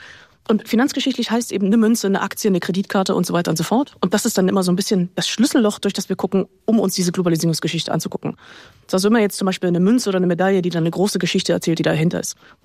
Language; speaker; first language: German; native; German